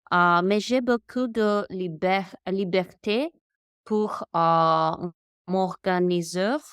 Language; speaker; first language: French; non-native, learner; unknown